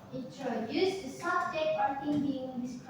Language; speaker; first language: English; non-native, learner; Indonesian